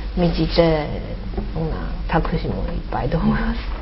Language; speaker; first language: Japanese; non-native, learner; Chinese